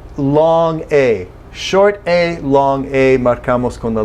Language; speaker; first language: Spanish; non-native, fluent; English